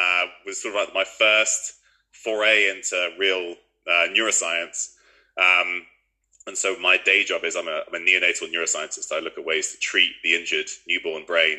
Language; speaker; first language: English; native; English